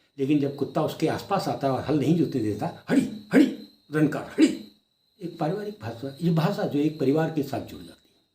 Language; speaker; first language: Hindi; non-native, local second language; Garhwali